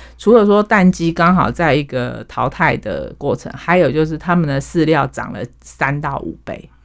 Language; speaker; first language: Chinese; native; Chinese